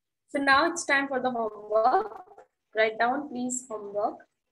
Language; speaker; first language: English; non-native, local second language; Hindi